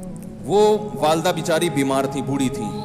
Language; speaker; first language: Urdu; native; Urdu